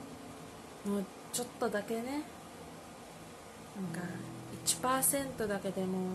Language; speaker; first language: Japanese; non-native, learner; Filipino